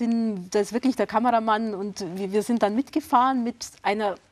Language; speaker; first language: German; native; German